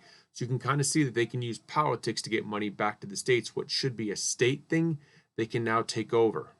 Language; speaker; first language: English; native; English